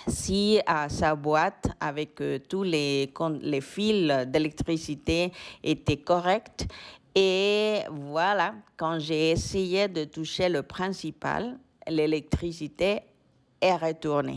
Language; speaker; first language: French; non-native, fluent; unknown